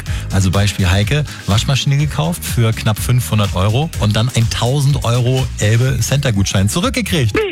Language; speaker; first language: German; native; German